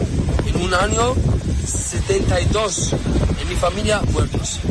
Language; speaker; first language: Spanish; non-native, learner; Arabic